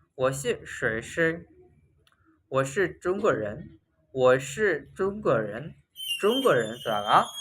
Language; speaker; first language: Chinese; non-native, fluent; Burmese